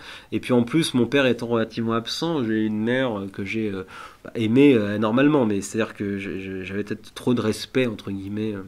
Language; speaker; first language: French; native; French